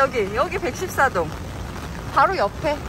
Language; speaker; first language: Korean; native; Korean